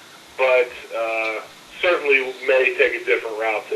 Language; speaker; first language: English; native; English